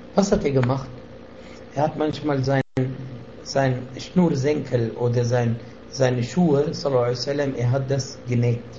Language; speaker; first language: German; non-native, fluent; Arabic